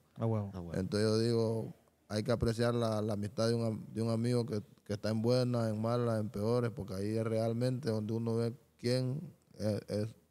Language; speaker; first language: Spanish; native; Spanish